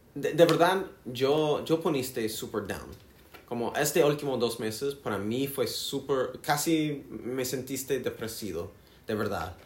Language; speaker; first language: Spanish; non-native, learner; English